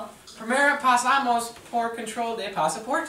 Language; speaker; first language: Spanish; non-native, learner; English